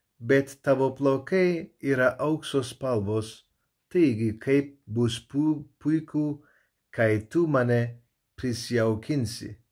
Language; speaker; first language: Lithuanian; non-native, learner; Turkish